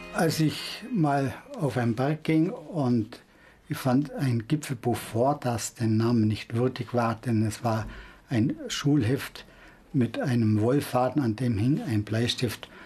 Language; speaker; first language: German; native; German